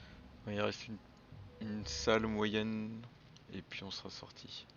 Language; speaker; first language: French; native; French